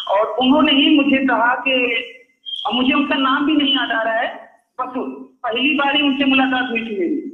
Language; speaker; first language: Hindi; native; Hindi